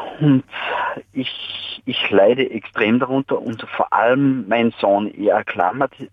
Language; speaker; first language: German; native; German